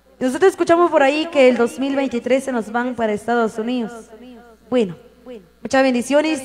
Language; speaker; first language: Spanish; native; Spanish